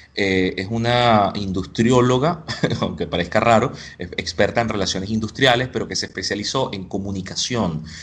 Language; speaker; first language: Spanish; native; Spanish